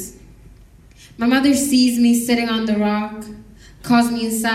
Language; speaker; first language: English; non-native, local second language; Kinyarwanda